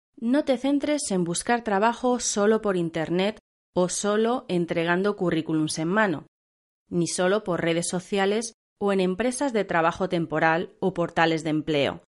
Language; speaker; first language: Spanish; native; Spanish